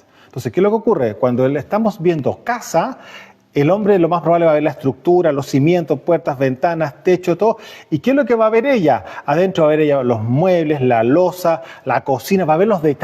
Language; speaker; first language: Spanish; native; Spanish